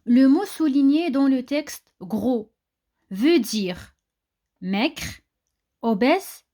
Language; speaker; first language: French; non-native, local second language; Arabic